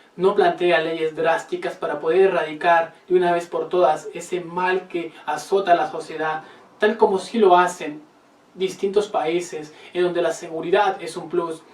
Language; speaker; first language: Spanish; native; Spanish